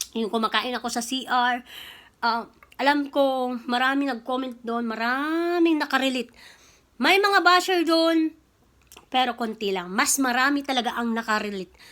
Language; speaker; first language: Filipino; non-native, local second language; Cebuano